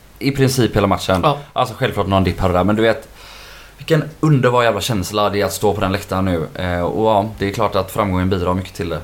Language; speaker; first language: Swedish; native; Swedish